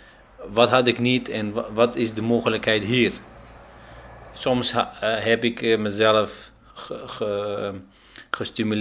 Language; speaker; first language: Dutch; non-native, fluent; Arabic